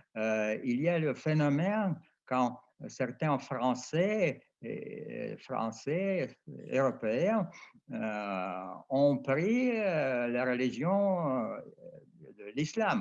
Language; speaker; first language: French; non-native, fluent; Russian